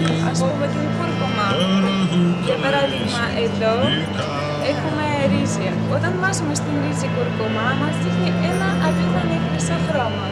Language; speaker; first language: Greek; non-native, fluent; Ukrainian